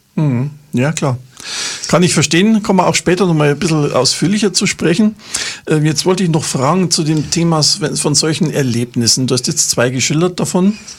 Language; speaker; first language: German; native; German